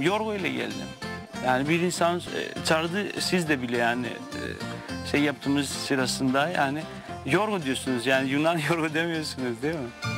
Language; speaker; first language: Turkish; non-native, fluent; Greek